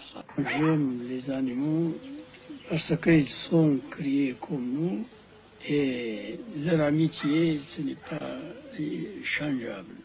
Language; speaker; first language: French; non-native, fluent; Amharic